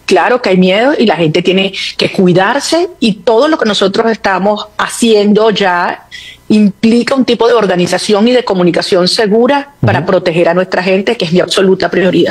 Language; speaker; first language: Spanish; native; Spanish